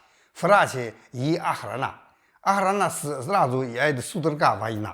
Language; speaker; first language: Russian; non-native, learner; Chinese